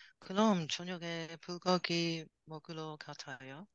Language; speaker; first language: Korean; non-native, learner; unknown